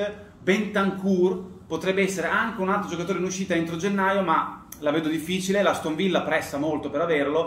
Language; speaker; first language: Italian; native; Italian